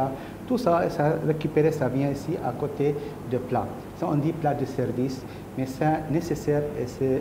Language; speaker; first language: French; non-native, learner; Arabic